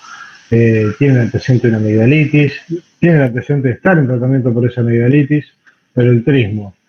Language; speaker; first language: Spanish; native; Spanish